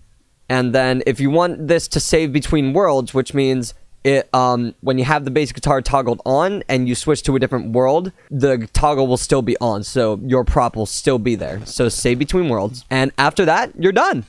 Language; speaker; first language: English; native; English